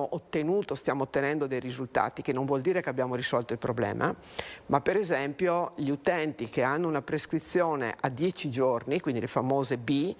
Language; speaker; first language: Italian; native; Italian